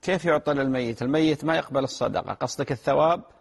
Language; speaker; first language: Arabic; native; Arabic